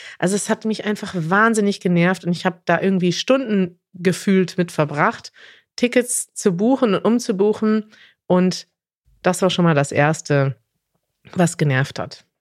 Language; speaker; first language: German; native; German